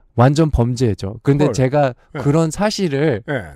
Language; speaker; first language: Korean; early bilingual, heritage; Korean